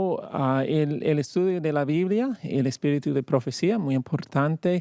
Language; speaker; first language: Spanish; non-native, fluent; English